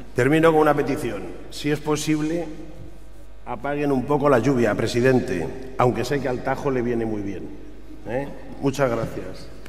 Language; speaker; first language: Spanish; native; Spanish